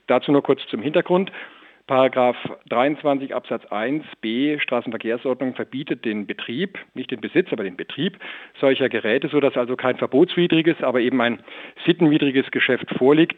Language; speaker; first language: German; native; German